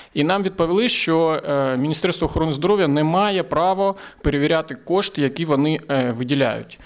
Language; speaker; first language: Ukrainian; native; Ukrainian